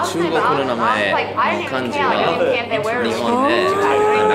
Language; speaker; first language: Japanese; non-native, learner; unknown